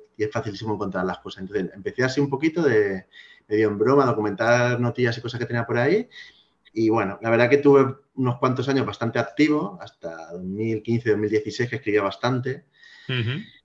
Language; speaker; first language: Spanish; native; Spanish